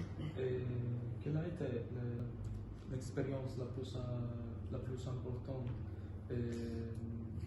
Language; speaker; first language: French; non-native, learner; Italian